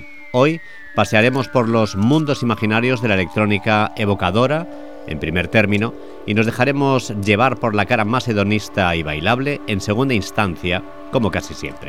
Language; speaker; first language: Spanish; native; Spanish